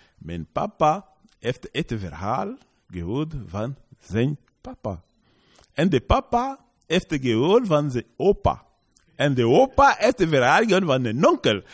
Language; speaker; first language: Dutch; non-native, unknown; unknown